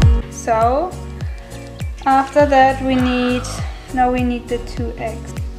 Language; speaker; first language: English; non-native, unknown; German